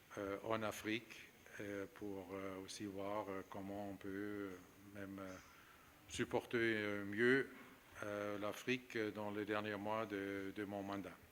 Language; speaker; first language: French; non-native, fluent; German